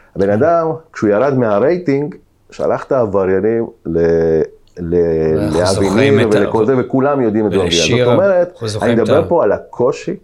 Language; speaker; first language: Hebrew; early bilingual, other home language; Spanish